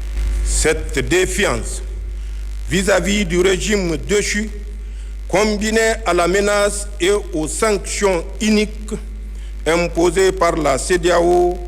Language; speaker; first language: French; non-native, local second language; Hausa